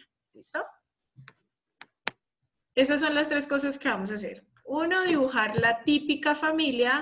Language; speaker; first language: Spanish; native; Spanish